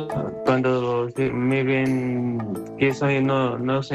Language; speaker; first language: Spanish; non-native, learner; Arabic